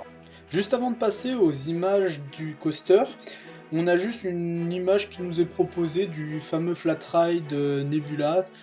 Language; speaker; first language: French; native; French